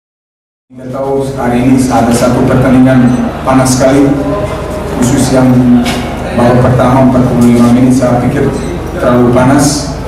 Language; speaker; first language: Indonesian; non-native, fluent; Serbian